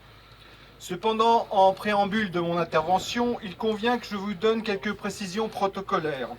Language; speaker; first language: French; native; French